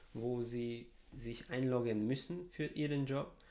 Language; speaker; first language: German; non-native, fluent; Hungarian